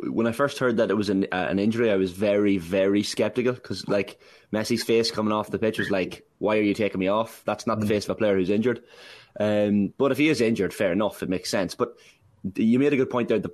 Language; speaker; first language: English; native; English